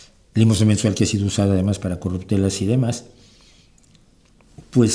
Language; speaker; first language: Spanish; native; Spanish